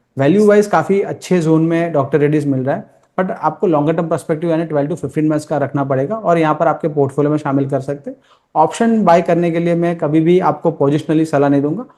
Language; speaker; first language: Hindi; non-native, local second language; Gujarati